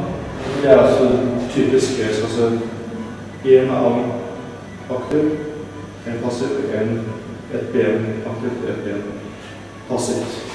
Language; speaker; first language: Norwegian; native; Norwegian